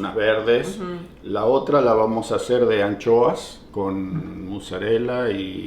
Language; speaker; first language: Spanish; native; Spanish